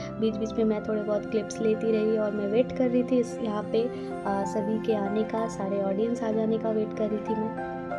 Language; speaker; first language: Hindi; non-native, local second language; Bangla